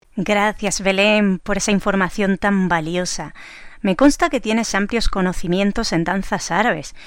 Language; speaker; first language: Spanish; native; Spanish